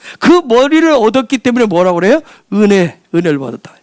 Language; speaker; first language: Korean; native; Korean